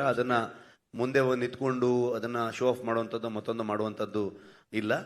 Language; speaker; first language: Kannada; native; Kannada